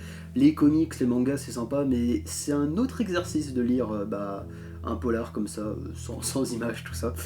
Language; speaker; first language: French; native; French